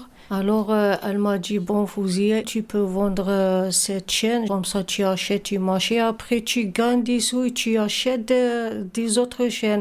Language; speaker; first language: French; non-native, fluent; Arabic